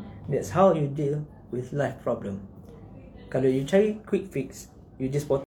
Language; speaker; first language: English; non-native, local second language; Malay